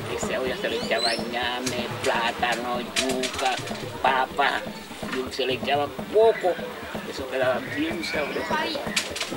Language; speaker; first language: Spanish; native; Spanish